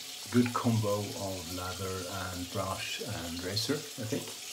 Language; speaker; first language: English; non-native, fluent; Swedish